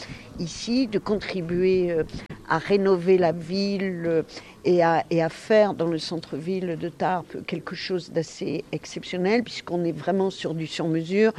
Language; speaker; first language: French; native; French